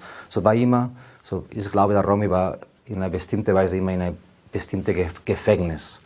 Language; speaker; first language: German; non-native, learner; Spanish